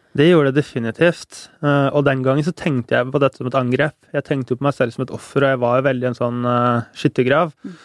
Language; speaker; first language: Norwegian; native; Norwegian